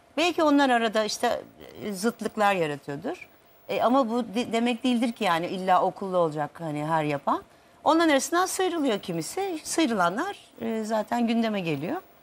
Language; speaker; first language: Turkish; native; Turkish